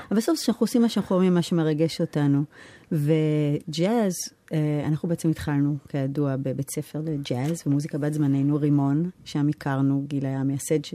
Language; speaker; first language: Hebrew; early bilingual, heritage; Hebrew